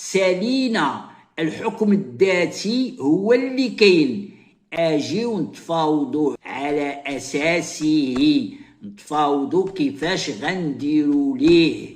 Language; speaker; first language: Arabic; native; Arabic